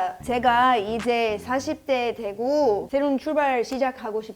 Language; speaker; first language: Korean; non-native, learner; English